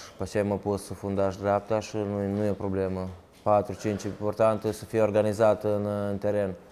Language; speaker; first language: Romanian; early bilingual, heritage; Romanian